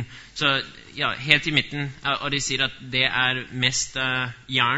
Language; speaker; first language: Swedish; non-native, fluent; English